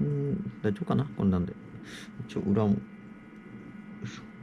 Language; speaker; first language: Japanese; native; Japanese